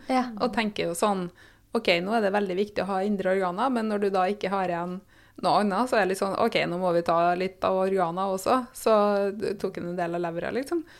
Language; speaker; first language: Norwegian; native; Norwegian